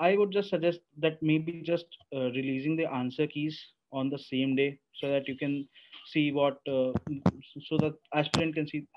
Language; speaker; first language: English; non-native, local second language; Hindi